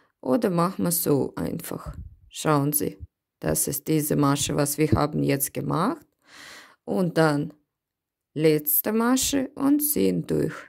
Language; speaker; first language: German; non-native, learner; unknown